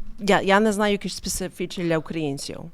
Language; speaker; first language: Ukrainian; early bilingual, heritage; Ukrainian